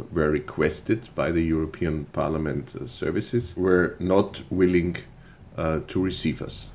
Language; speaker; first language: English; non-native, fluent; German